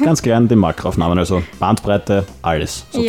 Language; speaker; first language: German; native; German